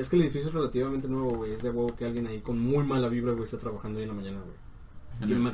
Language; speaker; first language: Spanish; native; Spanish